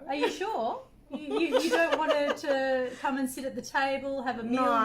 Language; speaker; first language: English; native; English